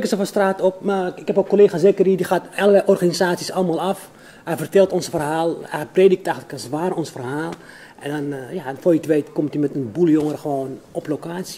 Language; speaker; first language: Dutch; native; Dutch